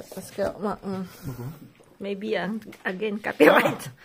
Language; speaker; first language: English; non-native, local second language; Filipino